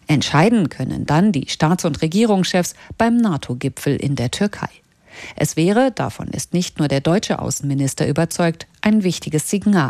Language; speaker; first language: German; native; German